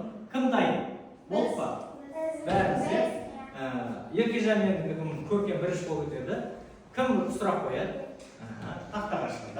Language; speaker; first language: Kazakh; native; Kazakh